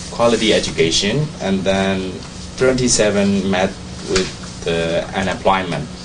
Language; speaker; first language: English; non-native, learner; Burmese